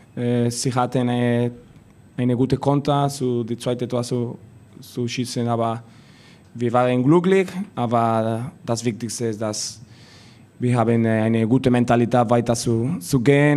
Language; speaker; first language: German; non-native, learner; Spanish